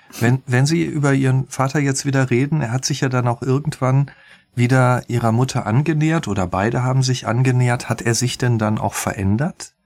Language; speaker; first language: German; native; German